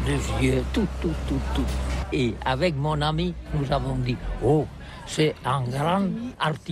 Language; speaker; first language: French; non-native, local second language; Catalan